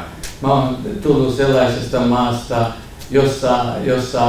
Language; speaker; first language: Finnish; non-native, fluent; Kurdish